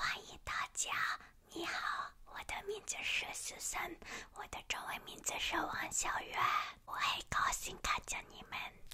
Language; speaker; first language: Chinese; early bilingual, heritage; Chinese